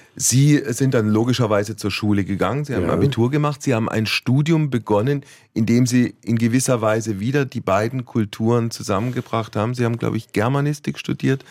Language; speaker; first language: German; native; German